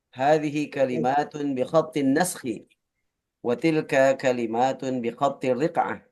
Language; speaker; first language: Arabic; non-native, fluent; Indonesian